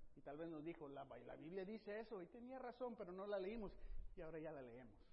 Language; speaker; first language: Spanish; native; Spanish